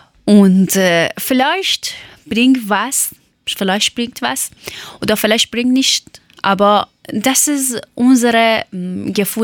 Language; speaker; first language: German; non-native, learner; Persian